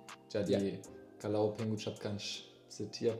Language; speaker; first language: Indonesian; non-native, learner; German